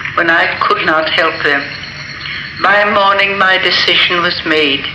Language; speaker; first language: English; native; English